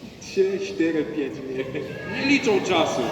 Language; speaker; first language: Polish; non-native, learner; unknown